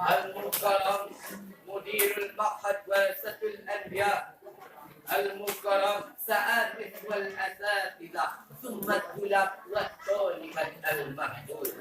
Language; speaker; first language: Arabic; non-native, learner; Indonesian